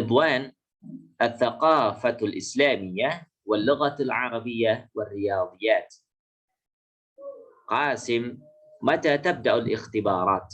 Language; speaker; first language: Arabic; non-native, fluent; Indonesian